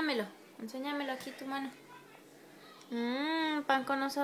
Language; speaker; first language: Spanish; native; Spanish